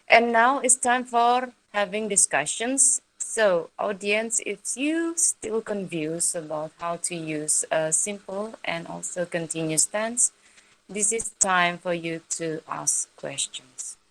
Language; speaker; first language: English; non-native, learner; Indonesian